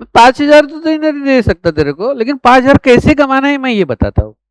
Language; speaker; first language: Hindi; non-native, local second language; Marathi